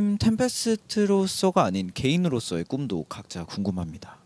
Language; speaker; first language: Korean; native; Korean